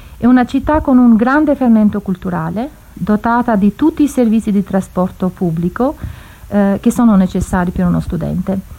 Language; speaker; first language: Italian; non-native, fluent; Albanian